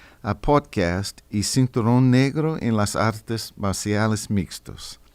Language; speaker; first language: Spanish; non-native, fluent; English